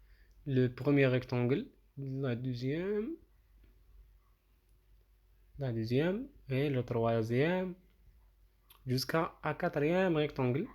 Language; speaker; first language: French; non-native, local second language; Arabic